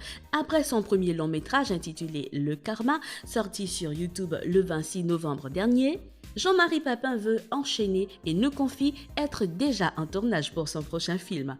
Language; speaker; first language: French; non-native, local second language; Haitian Creole